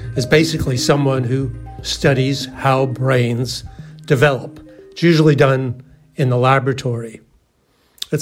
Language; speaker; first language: English; native; English